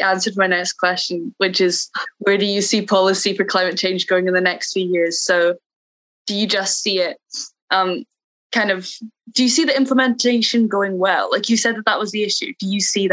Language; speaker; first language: English; native; English